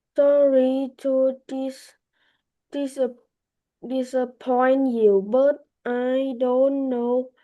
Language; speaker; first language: English; non-native, learner; Vietnamese